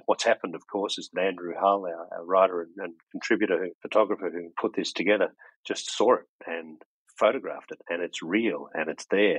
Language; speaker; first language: English; native; English